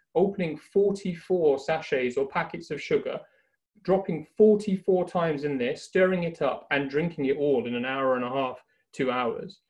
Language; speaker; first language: English; native; English